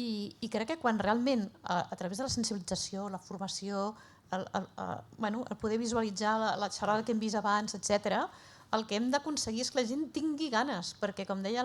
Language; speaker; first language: Catalan; native; Catalan